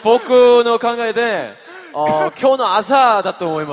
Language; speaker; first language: Japanese; non-native, fluent; Korean